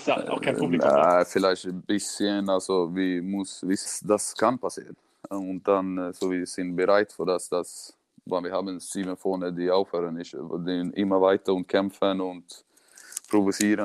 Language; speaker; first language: German; non-native, learner; Swedish